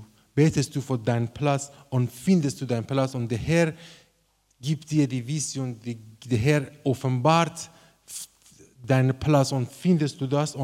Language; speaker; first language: German; non-native, learner; Persian